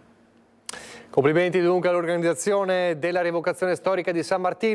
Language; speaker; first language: Italian; native; Italian